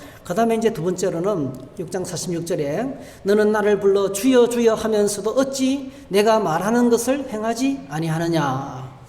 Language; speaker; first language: Korean; native; Korean